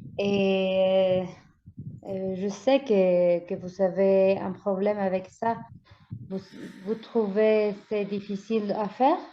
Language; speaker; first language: French; non-native, learner; Spanish